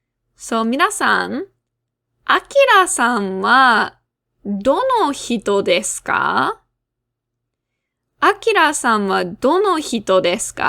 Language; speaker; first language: Japanese; non-native, fluent; English